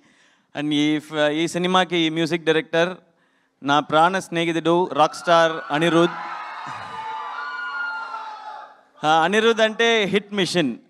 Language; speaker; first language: Telugu; non-native, learner; Tamil